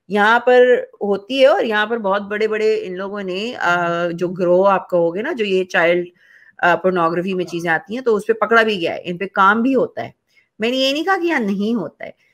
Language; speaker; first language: Urdu; native; Urdu